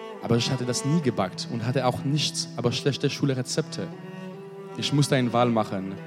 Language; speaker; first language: German; non-native, learner; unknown